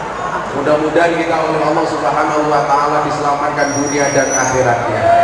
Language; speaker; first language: Indonesian; non-native, local second language; Javanese